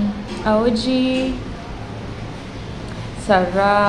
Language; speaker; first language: Italian; non-native, learner; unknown